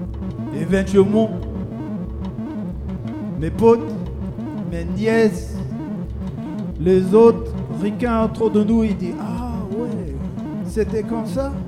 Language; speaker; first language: French; non-native, learner; English